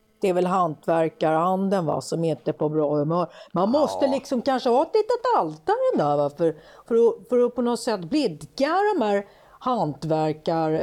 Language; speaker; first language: Swedish; native; Swedish